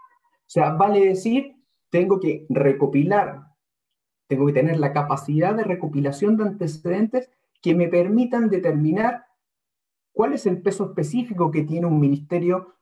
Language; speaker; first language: Spanish; native; Spanish